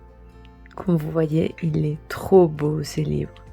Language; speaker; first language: French; non-native, learner; Spanish